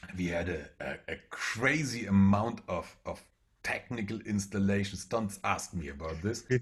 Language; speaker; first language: English; non-native, fluent; German